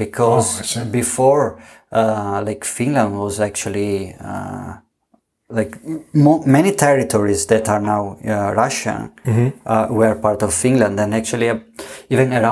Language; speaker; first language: English; non-native, fluent; Italian